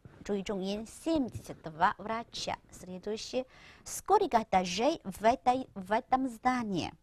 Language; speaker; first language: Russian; non-native, fluent; Chinese